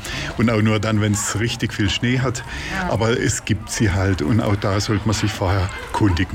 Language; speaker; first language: German; native; German